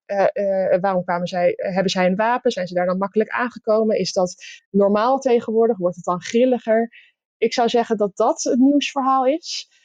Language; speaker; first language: Dutch; native; Dutch